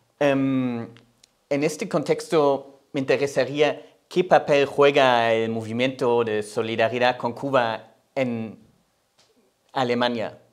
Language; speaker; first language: Spanish; non-native, fluent; German